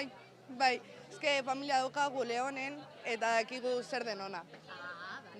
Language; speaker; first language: Basque; non-native, local second language; Spanish